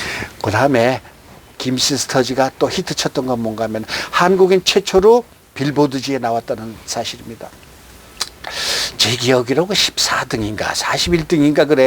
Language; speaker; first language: Korean; native; Korean